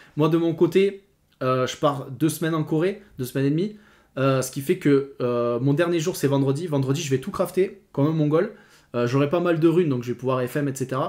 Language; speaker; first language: French; native; French